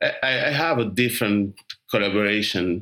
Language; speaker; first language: English; non-native, learner; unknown